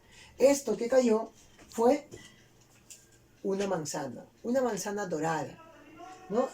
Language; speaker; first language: Spanish; native; Spanish